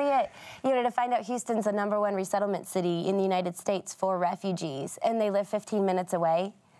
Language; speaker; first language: English; native; English